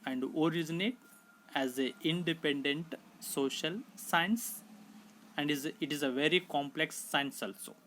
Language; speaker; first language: English; non-native, local second language; Kannada